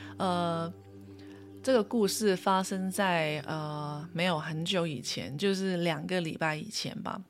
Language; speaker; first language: Chinese; non-native, local second language; Cantonese